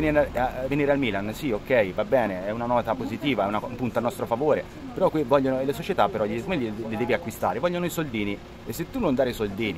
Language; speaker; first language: Italian; native; Italian